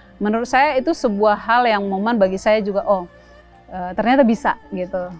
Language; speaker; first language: Indonesian; native; Indonesian